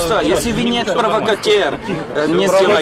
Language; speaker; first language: Russian; non-native, learner; Czech